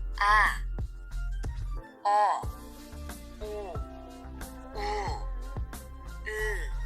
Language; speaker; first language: Korean; non-native, fluent; Spanish